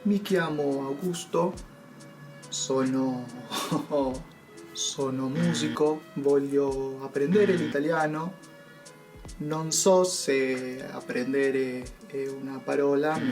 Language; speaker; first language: Italian; non-native, learner; Spanish